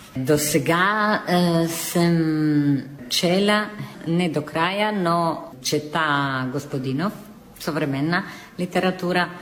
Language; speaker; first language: Bulgarian; non-native, learner; Italian